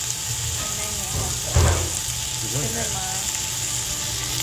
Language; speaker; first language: Chinese; non-native, learner; Japanese